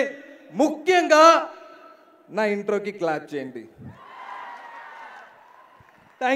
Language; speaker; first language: Telugu; non-native, learner; Malayalam